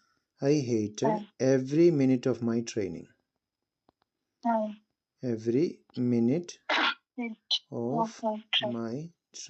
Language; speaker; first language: English; non-native, local second language; Malayalam